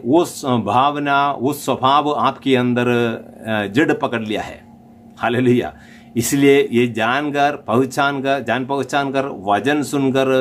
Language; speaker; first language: Hindi; non-native, local second language; Malayalam